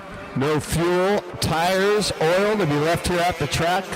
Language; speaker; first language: English; native; English